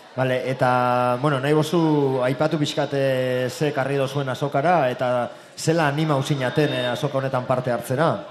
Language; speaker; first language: Basque; native; Basque